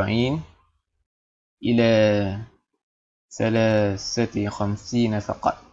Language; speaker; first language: Arabic; non-native, learner; Malay